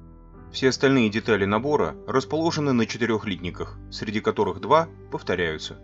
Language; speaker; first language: Russian; native; Russian